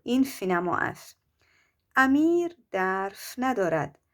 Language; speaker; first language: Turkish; non-native, fluent; Persian